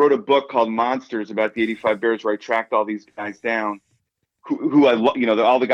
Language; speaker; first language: English; native; English